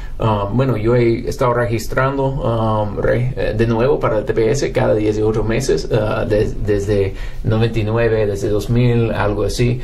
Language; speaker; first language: Spanish; non-native, fluent; English